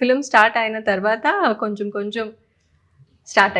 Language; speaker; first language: Telugu; non-native, local second language; Tamil